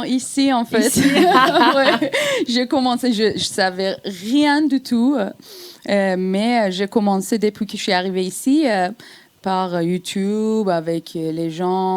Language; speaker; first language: French; non-native, fluent; Persian